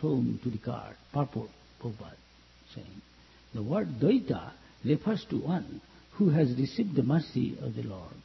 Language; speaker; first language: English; non-native, local second language; Bangla